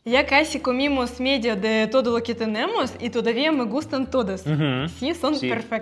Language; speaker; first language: Spanish; non-native, fluent; Russian